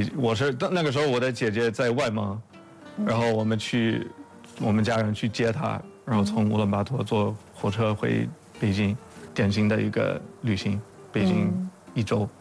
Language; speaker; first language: Chinese; non-native, fluent; English